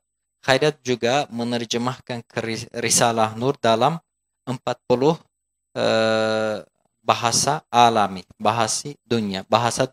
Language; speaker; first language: Indonesian; non-native, fluent; Turkish